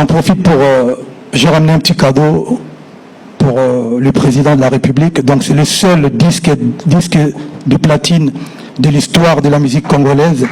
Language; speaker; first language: French; non-native, local second language; Lingala